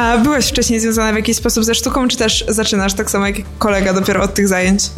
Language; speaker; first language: Polish; native; Polish